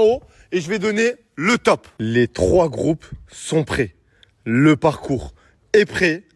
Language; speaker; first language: French; native; French